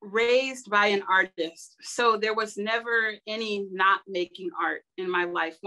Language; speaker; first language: English; native; English